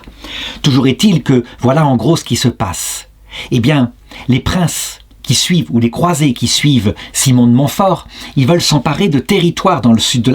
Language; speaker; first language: French; native; French